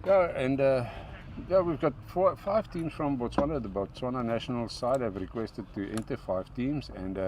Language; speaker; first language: English; non-native, local second language; Afrikaans